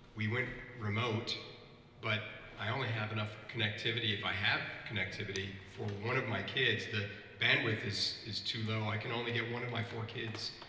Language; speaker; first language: English; native; English